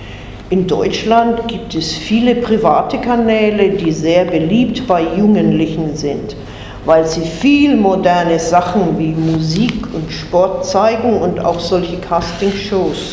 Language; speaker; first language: German; non-native, fluent; English